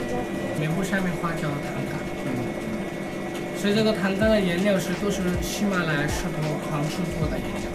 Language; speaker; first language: Chinese; non-native, learner; Nepali